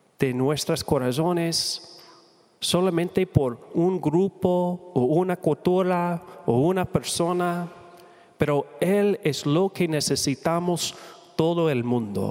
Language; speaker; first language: Spanish; non-native, fluent; English